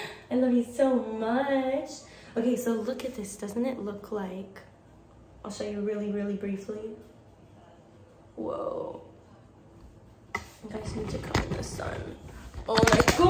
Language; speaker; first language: English; native; English